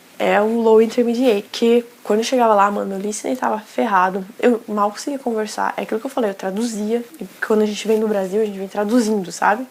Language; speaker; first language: Portuguese; native; Portuguese